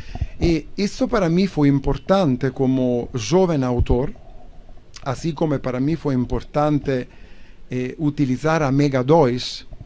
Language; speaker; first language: Portuguese; non-native, learner; Italian